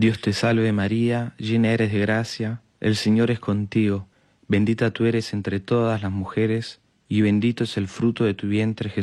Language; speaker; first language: Spanish; native; Spanish